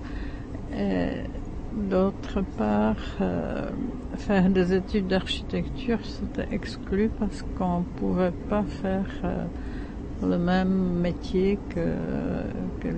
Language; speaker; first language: French; non-native, fluent; Czech